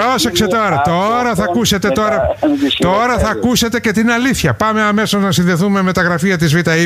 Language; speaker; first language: Greek; native; Greek